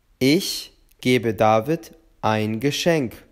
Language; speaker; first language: German; non-native, fluent; Albanian